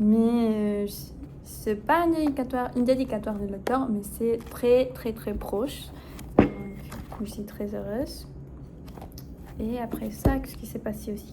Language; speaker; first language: French; non-native, fluent; Spanish